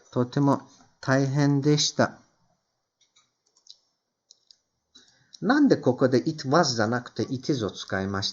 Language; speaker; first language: Japanese; non-native, fluent; Turkish